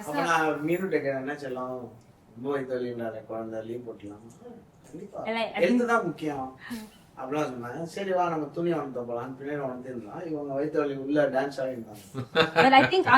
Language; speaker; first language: Tamil; native; Tamil